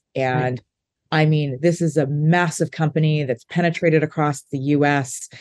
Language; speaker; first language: English; native; English